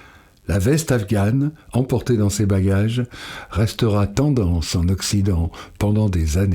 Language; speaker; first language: French; native; French